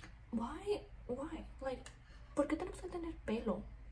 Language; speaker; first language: Spanish; early bilingual, heritage; Spanish